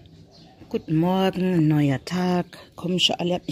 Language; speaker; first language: German; native; German